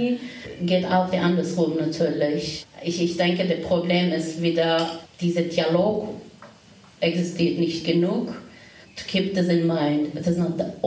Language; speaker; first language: German; non-native, fluent; Turkish